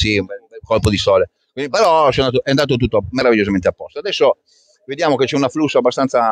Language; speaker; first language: Italian; native; Italian